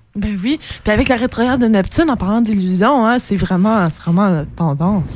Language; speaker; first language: French; native; French